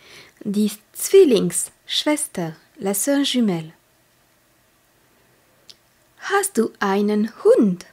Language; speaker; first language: German; non-native, fluent; French